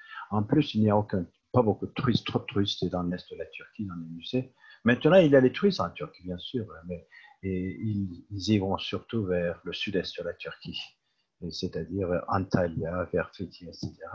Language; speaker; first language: French; non-native, fluent; Turkish